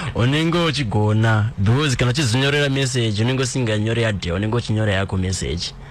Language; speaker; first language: Shona; non-native, local second language; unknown